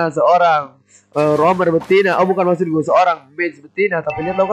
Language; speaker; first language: Indonesian; native; Indonesian